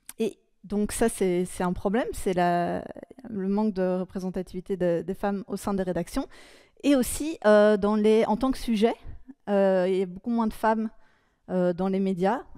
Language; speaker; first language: French; native; French